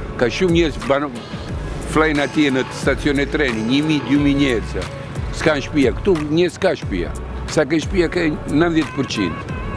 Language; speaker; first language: Albanian; non-native, learner; Italian